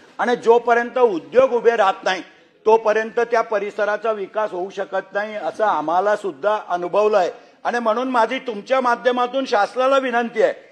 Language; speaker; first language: Marathi; native; Marathi